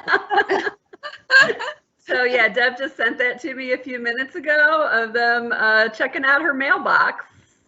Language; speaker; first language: English; native; English